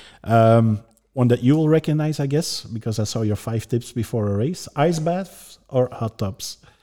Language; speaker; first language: English; non-native, fluent; Dutch